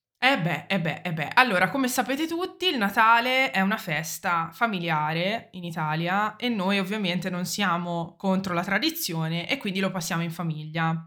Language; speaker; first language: Italian; native; Italian